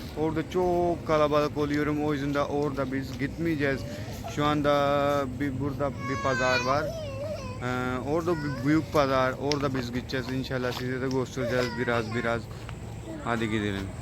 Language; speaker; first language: Turkish; non-native, learner; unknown